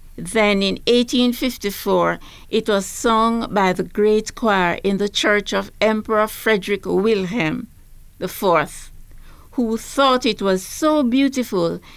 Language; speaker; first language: English; native; English